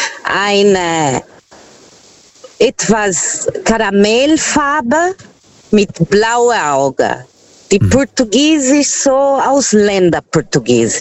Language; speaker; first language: German; non-native, fluent; Portuguese